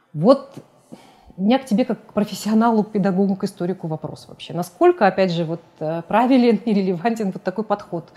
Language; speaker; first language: Russian; native; Russian